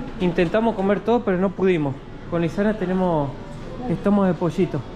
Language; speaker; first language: Spanish; native; Spanish